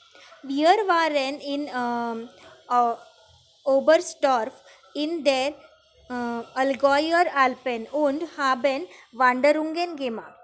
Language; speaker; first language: German; non-native, learner; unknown